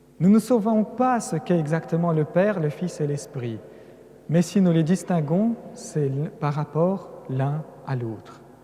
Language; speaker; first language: French; non-native, fluent; Russian